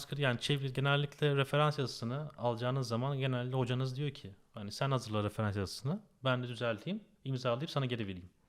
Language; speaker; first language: Turkish; native; Turkish